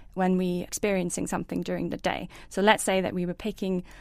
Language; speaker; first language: English; non-native, fluent; Norwegian